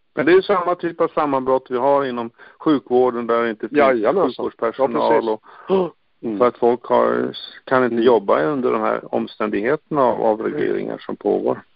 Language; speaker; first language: Swedish; native; Swedish